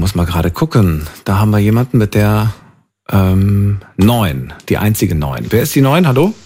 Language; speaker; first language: German; native; German